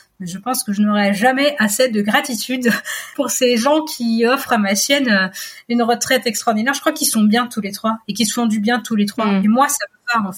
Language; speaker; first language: French; native; French